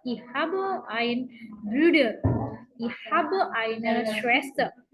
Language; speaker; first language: German; non-native, fluent; Indonesian